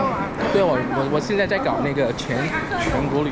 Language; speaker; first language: Chinese; non-native, fluent; Thai